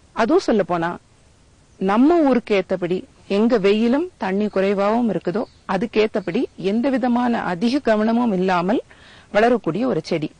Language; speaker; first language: Tamil; native; Tamil